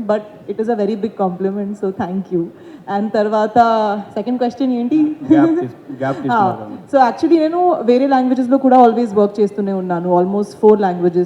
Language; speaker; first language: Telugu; non-native, learner; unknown